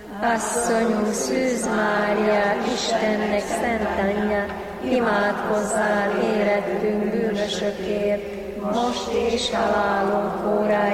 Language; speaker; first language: Hungarian; native; Hungarian